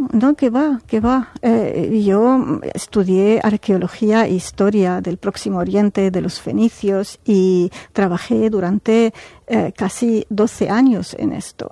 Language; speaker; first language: Spanish; non-native, fluent; Arabic